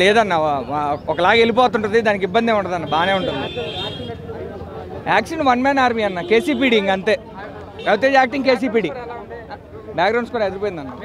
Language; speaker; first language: Telugu; native; Telugu